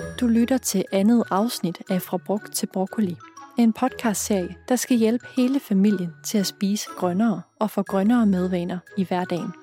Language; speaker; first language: Danish; native; Danish